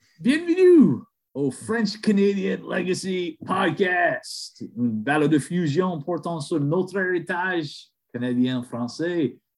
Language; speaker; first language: French; non-native, learner; English